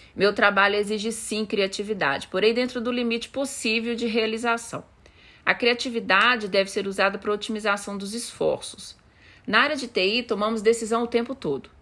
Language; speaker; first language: Portuguese; native; Portuguese